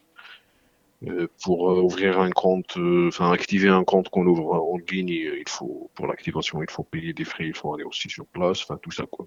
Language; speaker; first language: French; non-native, local second language; Arabic